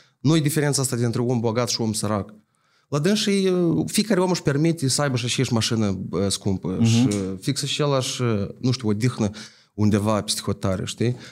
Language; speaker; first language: Romanian; native; Romanian